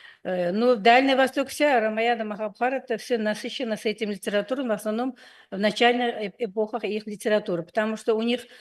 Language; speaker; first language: Russian; non-native, fluent; Hindi